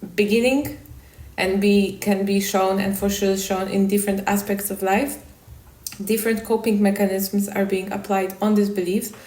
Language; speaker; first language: English; non-native, fluent; Polish